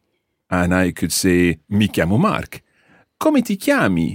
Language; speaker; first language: Italian; non-native, fluent; English